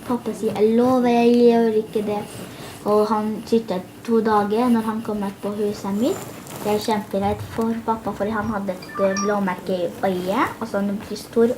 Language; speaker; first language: Norwegian; early bilingual, other home language; Arabic